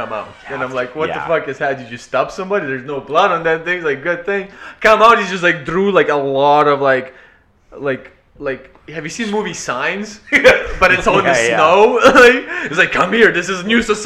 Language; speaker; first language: English; non-native, fluent; Ukrainian